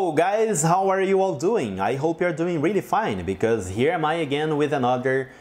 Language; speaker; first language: English; non-native, fluent; Portuguese